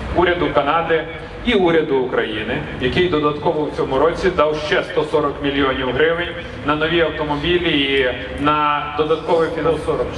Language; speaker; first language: Ukrainian; native; Ukrainian